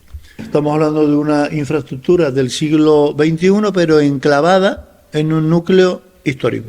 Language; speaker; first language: Spanish; native; Spanish